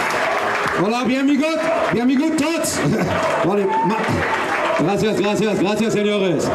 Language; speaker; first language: Spanish; non-native, learner; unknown